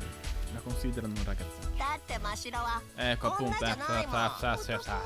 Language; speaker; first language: Italian; native; Italian